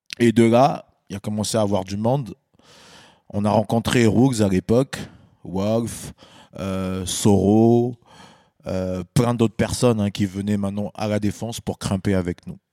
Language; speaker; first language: French; early bilingual, other home language; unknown